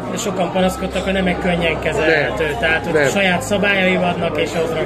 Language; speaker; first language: Hungarian; native; Hungarian